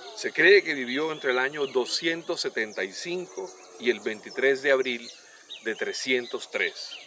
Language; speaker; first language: Spanish; native; Spanish